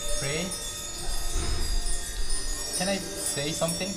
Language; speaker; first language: English; non-native, learner; Korean